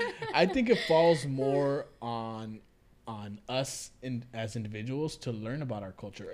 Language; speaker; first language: English; early bilingual, other home language; Spanish